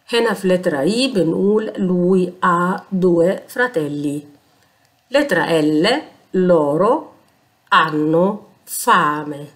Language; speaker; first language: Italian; non-native, fluent; Arabic